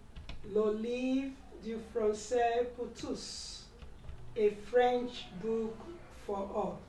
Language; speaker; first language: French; non-native, learner; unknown